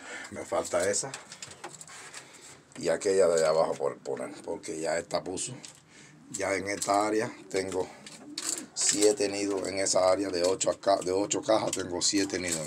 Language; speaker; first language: Spanish; native; Spanish